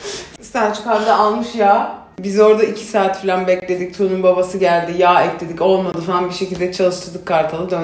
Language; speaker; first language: Turkish; native; Turkish